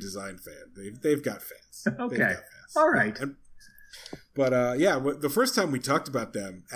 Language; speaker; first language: English; native; English